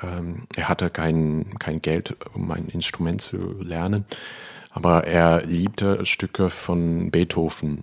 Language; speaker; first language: German; non-native, fluent; Cantonese